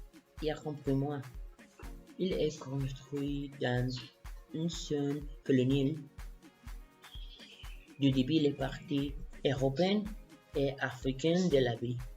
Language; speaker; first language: French; non-native, learner; Spanish